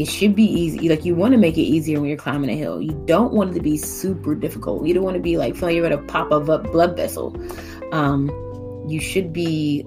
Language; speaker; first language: English; native; English